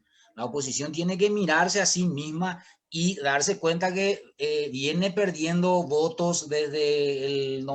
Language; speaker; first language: Spanish; native; Spanish